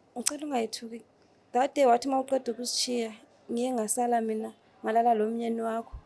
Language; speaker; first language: Zulu; non-native, fluent; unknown